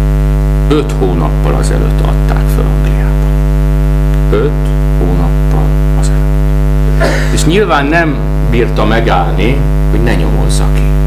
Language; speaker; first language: Hungarian; native; Hungarian